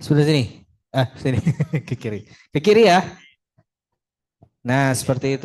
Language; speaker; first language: Indonesian; native; Indonesian